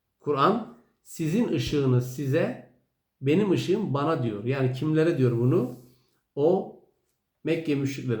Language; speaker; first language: Turkish; native; Turkish